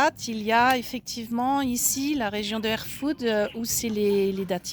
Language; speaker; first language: French; native; French